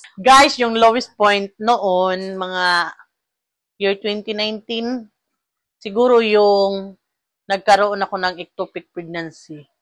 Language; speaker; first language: Filipino; non-native, local second language; Cebuano